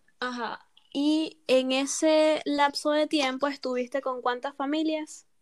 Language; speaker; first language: Spanish; native; Spanish